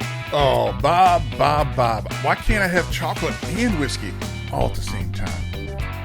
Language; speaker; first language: English; native; English